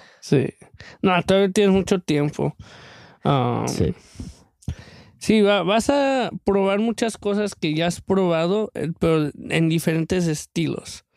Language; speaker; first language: Spanish; early bilingual, other home language; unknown